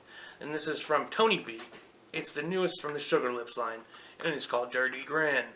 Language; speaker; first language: English; native; English